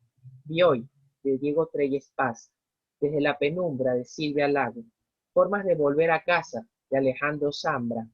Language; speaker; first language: Spanish; native; Spanish